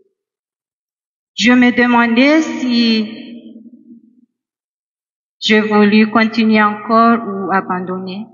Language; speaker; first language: French; non-native, local second language; Malagasy